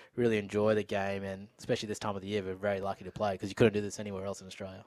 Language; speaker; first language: English; non-native, local second language; Urdu